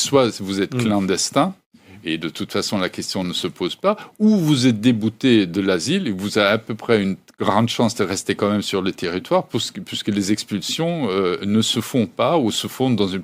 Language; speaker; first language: French; native; French